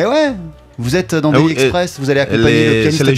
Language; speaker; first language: French; native; French